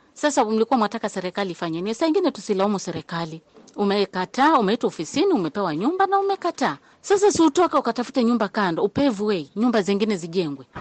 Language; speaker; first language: Swahili; native; Swahili